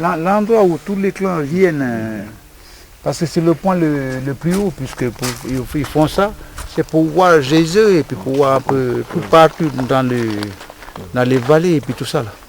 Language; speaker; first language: French; non-native, local second language; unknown